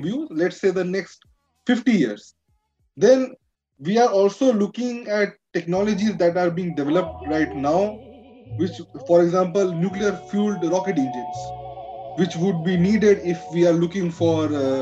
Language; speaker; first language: English; non-native, local second language; Bangla